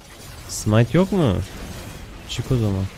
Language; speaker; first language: Turkish; native; Turkish